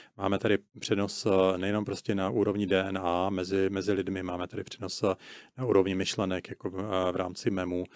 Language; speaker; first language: Czech; native; Czech